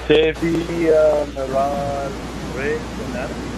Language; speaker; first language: Spanish; non-native, learner; English